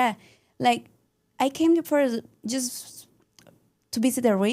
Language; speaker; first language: English; non-native, learner; Spanish